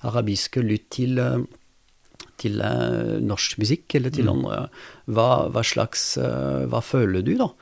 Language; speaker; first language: Norwegian; non-native, fluent; French